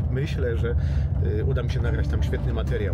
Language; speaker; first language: Polish; native; Polish